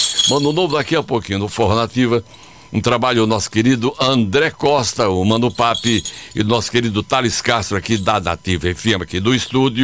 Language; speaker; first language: Portuguese; native; Portuguese